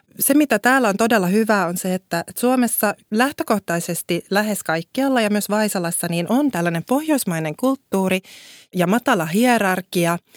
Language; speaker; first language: Finnish; non-native, local second language; Swedish